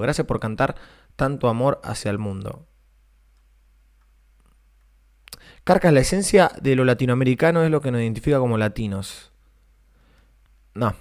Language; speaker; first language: Spanish; native; Spanish